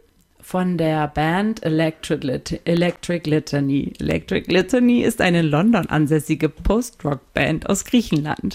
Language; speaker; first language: German; native; German